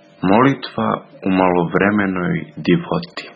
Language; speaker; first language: Serbian; native; Serbian